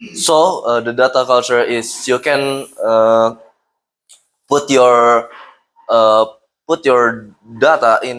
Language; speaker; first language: English; non-native, learner; Indonesian